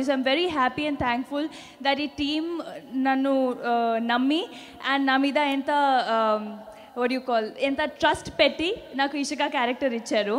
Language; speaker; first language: Telugu; non-native, fluent; Punjabi